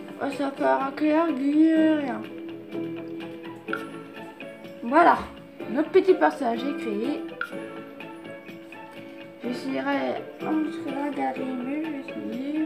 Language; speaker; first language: French; native; French